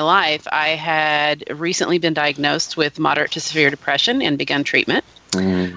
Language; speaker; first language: English; native; English